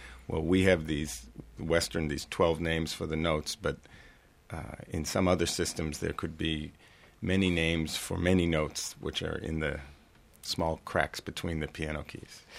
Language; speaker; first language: English; native; English